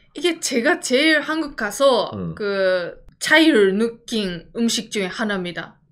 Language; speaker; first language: Korean; non-native, fluent; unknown